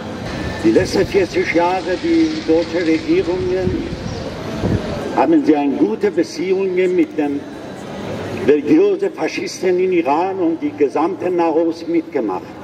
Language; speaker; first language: German; non-native, learner; Persian